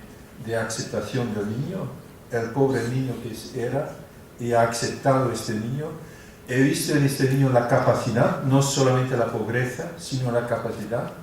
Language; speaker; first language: Spanish; non-native, fluent; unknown